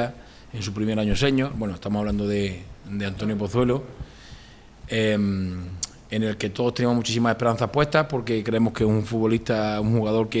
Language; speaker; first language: Spanish; native; Spanish